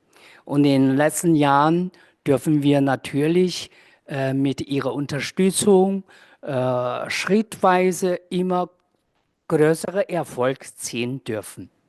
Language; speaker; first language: German; non-native, fluent; Chinese